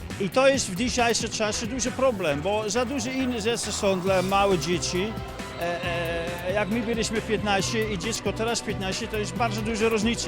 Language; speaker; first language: Polish; non-native, learner; Dutch